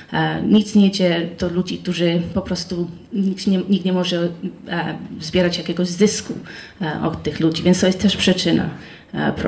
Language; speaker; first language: Polish; non-native, fluent; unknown